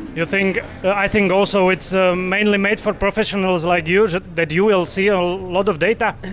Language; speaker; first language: English; non-native, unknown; Slovak